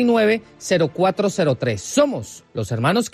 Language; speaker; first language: Spanish; native; Spanish